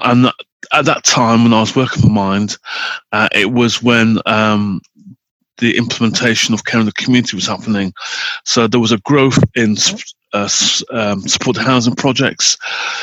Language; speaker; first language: English; native; English